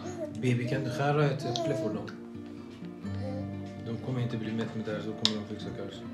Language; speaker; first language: Swedish; non-native, fluent; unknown